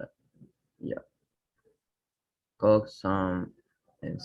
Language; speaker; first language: English; non-native, learner; Spanish